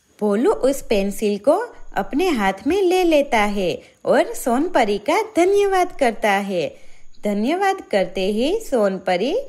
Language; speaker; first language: Hindi; native; Hindi